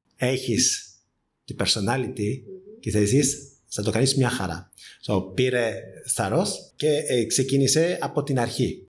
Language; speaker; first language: Greek; non-native, fluent; French